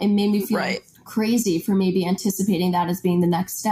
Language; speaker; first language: English; native; English